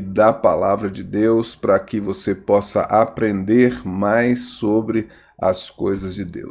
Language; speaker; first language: Portuguese; native; Portuguese